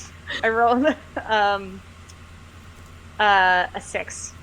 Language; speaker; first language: English; native; English